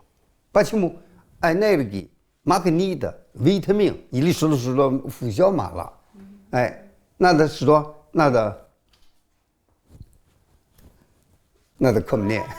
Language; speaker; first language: Russian; non-native, learner; Chinese